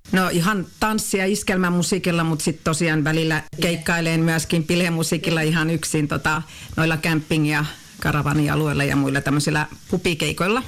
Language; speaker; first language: Finnish; native; Finnish